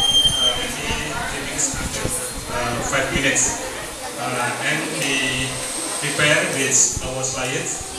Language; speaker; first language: English; non-native, learner; Indonesian